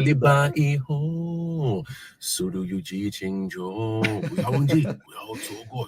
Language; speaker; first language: Chinese; non-native, learner; English